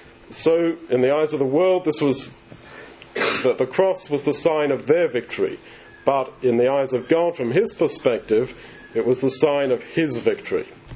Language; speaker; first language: English; native; English